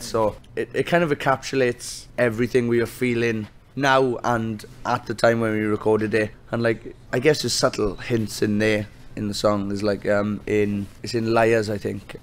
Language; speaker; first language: English; native; English